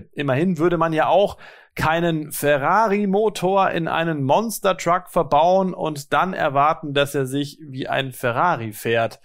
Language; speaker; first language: German; native; German